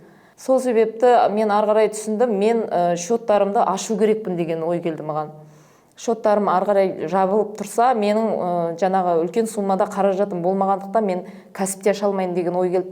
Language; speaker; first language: Kazakh; native; Kazakh